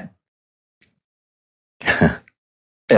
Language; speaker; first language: Swedish; non-native, fluent; Spanish